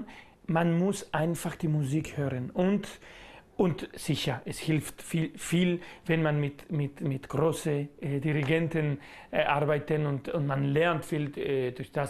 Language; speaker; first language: German; non-native, learner; Spanish